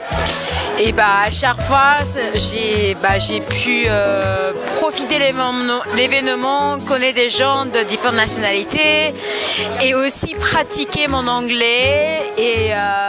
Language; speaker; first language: French; non-native, fluent; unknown